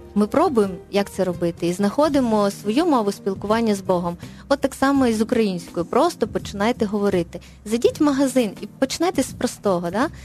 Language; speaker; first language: Ukrainian; non-native, local second language; Russian